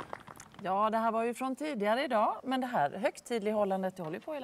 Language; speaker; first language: Swedish; native; Swedish